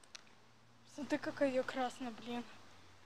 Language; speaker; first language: Russian; native; Russian